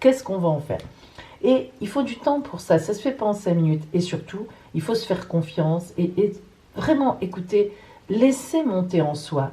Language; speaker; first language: French; native; French